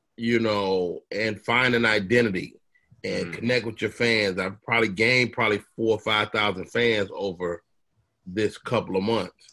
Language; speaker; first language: English; native; English